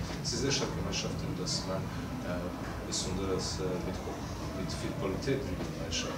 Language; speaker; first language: German; non-native, learner; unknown